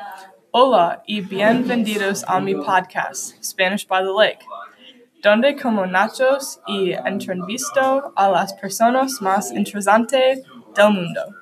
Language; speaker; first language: Spanish; non-native, learner; English